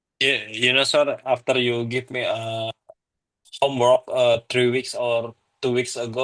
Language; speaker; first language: English; non-native, learner; Indonesian